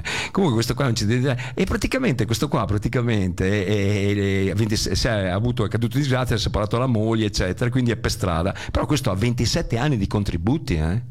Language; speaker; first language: Italian; native; Italian